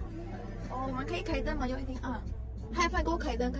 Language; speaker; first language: Chinese; non-native, learner; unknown